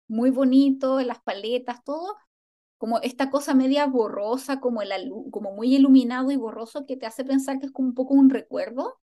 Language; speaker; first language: Spanish; native; Spanish